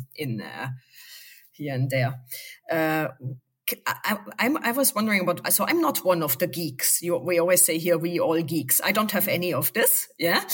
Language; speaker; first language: English; non-native, fluent; German